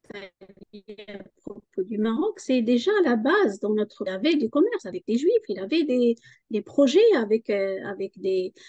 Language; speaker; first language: French; non-native, local second language; Arabic